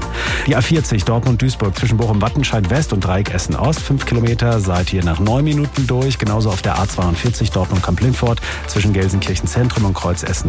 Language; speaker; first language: German; native; German